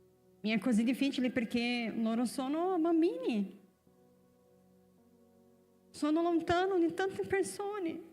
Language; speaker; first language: Italian; non-native, fluent; Portuguese